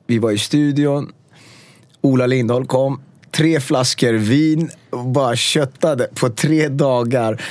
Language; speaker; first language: Swedish; early bilingual, other home language; Persian